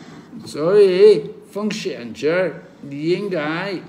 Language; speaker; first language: Chinese; non-native, learner; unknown